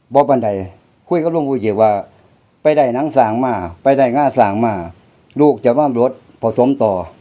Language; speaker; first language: Thai; native; Thai